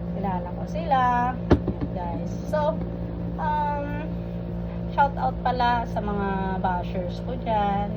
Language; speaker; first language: Filipino; non-native, local second language; Iloko